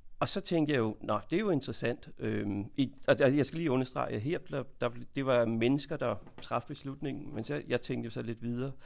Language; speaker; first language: Danish; native; Danish